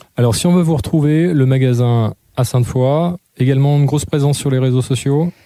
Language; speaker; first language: French; native; French